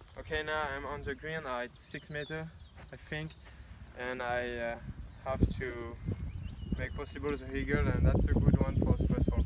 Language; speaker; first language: English; non-native, learner; French